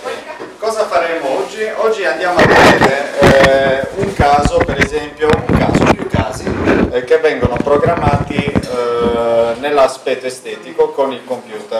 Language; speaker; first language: Italian; native; Italian